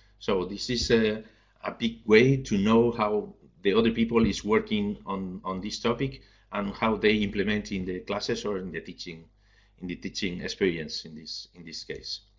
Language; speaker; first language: English; non-native, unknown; Spanish